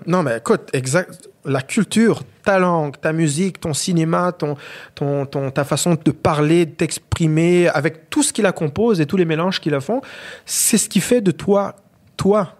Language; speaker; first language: French; non-native, local second language; Kinyarwanda